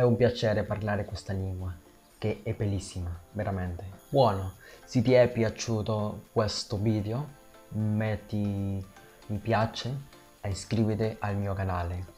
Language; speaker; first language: Italian; non-native, learner; Spanish